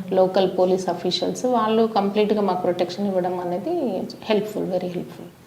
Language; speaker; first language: Telugu; native; Telugu